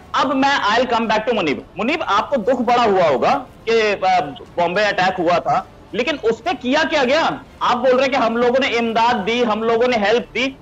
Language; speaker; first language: Hindi; native; Hindi